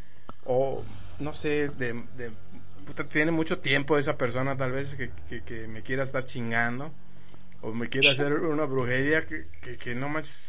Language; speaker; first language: Spanish; native; Spanish